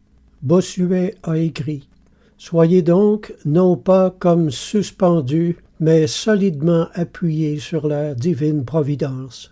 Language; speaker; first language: French; native; French